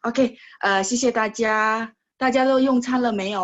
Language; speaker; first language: Chinese; non-native, fluent; Indonesian